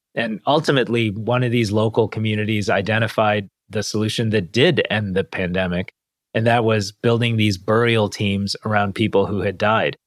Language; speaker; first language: English; native; English